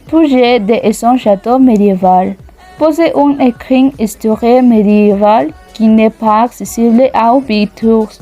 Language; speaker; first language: French; non-native, learner; Spanish